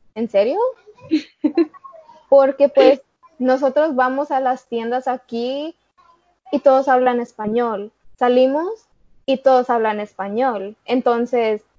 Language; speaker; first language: Spanish; early bilingual, heritage; Spanish